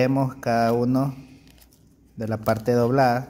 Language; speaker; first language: Spanish; native; Spanish